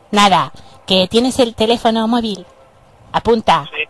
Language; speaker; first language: Spanish; native; Spanish